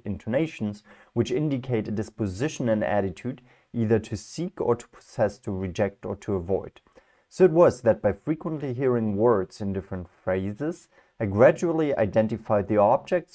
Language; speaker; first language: English; non-native, fluent; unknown